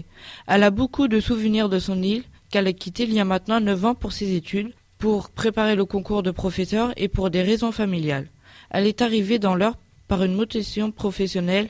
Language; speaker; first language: French; native; French